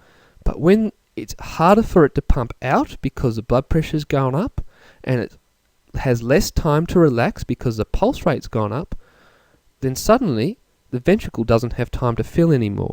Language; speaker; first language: English; native; English